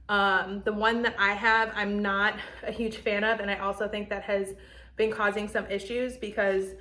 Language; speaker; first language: English; native; English